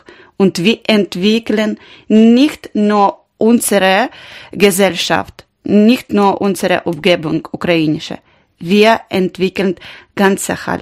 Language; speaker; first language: German; non-native, learner; Ukrainian